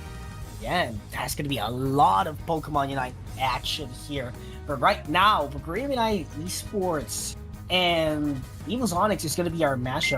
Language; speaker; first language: English; non-native, local second language; Filipino